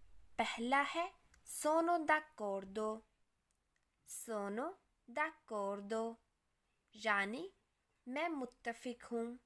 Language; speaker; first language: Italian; non-native, fluent; Urdu